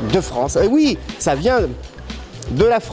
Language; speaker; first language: French; native; French